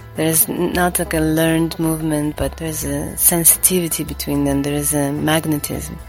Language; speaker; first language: English; non-native, fluent; Latvian